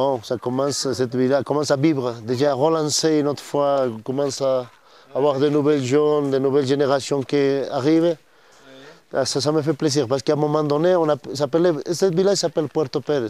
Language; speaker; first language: French; non-native, fluent; Spanish